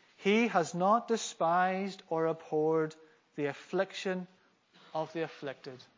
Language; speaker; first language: English; native; English